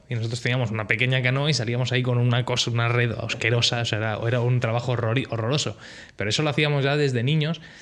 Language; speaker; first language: Spanish; early bilingual, heritage; Spanish